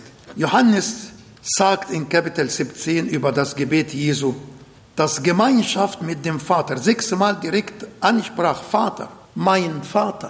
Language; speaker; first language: German; non-native, fluent; Arabic